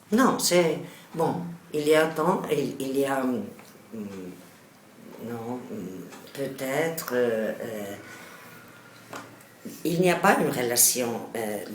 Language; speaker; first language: French; non-native, learner; Catalan